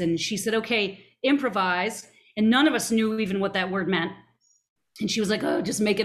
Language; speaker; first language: English; native; English